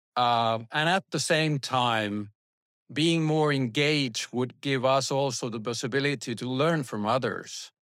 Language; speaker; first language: English; non-native, fluent; Finnish